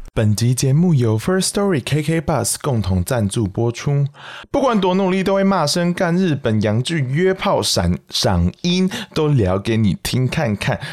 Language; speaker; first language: Chinese; native; Chinese